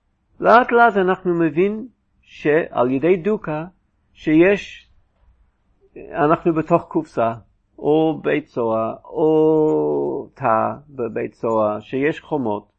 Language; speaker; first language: Hebrew; non-native, fluent; English